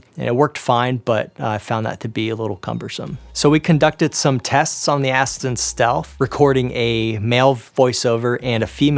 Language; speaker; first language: English; native; English